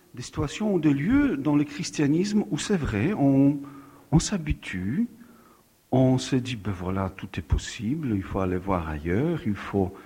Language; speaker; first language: French; non-native, fluent; Polish